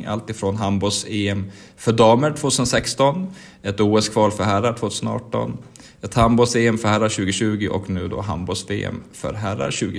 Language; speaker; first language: Swedish; native; Swedish